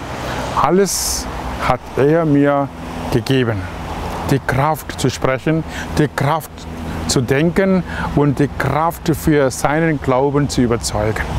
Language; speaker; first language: German; non-native, fluent; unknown